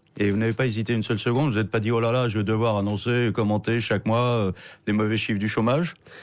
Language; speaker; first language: French; native; French